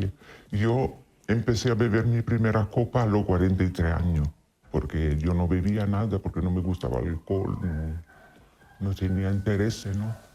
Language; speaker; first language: Spanish; non-native, fluent; Italian